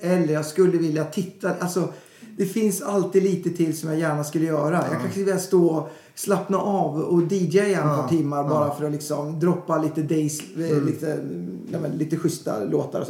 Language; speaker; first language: Swedish; native; Swedish